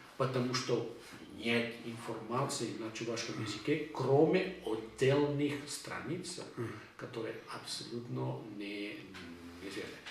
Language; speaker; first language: Russian; non-native, learner; Catalan